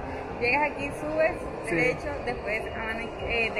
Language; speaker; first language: Spanish; native; Spanish